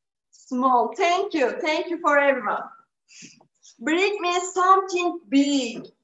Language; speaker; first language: English; non-native, fluent; Turkish